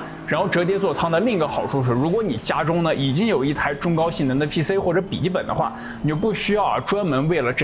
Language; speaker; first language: Chinese; native; Chinese